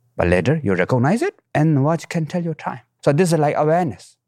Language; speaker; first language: English; non-native, local second language; Tibetan